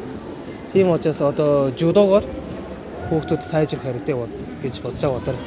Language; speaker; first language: Mongolian; non-native, learner; Japanese